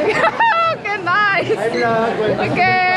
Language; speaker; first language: English; non-native, learner; Indonesian